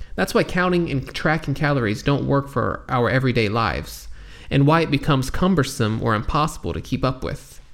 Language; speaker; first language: English; native; English